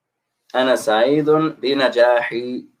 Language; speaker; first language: Arabic; non-native, fluent; English